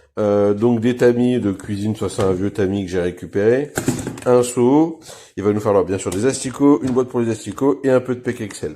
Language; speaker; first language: French; native; French